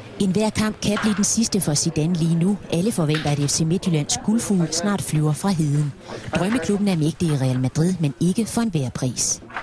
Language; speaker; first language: Danish; native; Danish